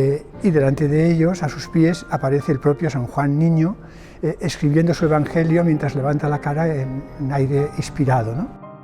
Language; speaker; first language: Spanish; native; Spanish